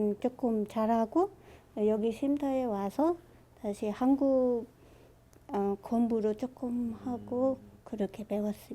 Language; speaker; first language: Korean; non-native, learner; Burmese